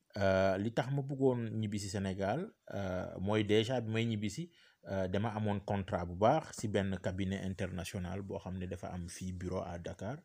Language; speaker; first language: French; non-native, local second language; Wolof